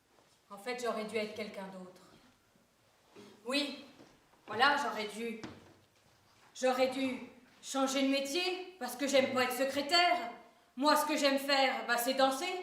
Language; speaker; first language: French; native; French